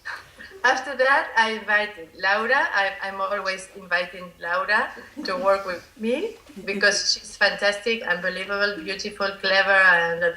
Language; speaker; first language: English; non-native, learner; Spanish